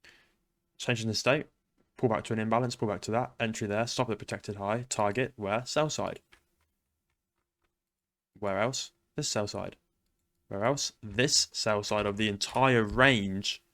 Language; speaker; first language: English; native; English